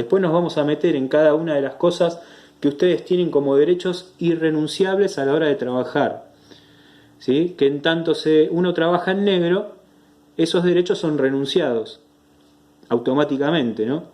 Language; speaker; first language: Spanish; native; Spanish